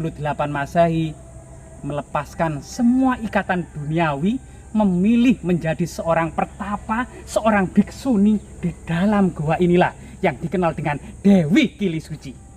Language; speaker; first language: Indonesian; native; Indonesian